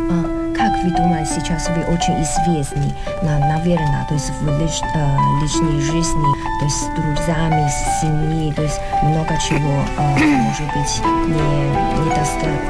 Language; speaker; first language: Russian; non-native, learner; Chinese